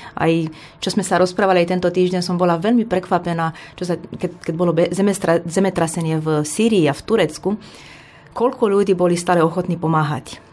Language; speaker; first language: Slovak; non-native, fluent; Romanian